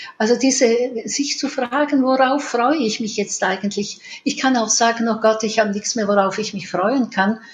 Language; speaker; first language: German; native; German